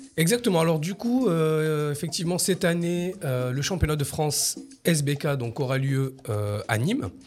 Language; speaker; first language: French; native; French